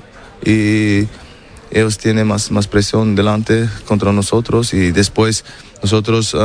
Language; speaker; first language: Spanish; non-native, learner; German